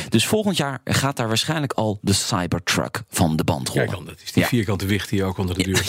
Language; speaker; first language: Dutch; native; Dutch